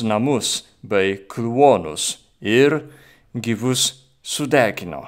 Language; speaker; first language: Lithuanian; non-native, fluent; Japanese